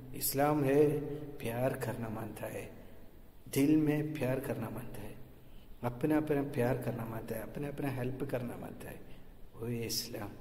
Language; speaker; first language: Hindi; non-native, local second language; Malayalam